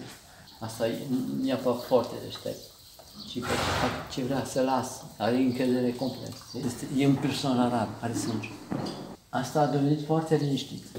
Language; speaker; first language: Romanian; non-native, learner; French